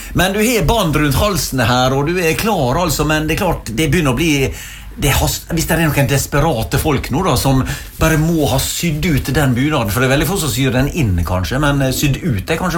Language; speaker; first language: Norwegian; native; Norwegian